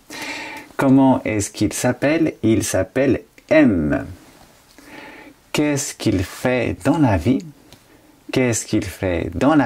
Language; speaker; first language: French; non-native, fluent; Japanese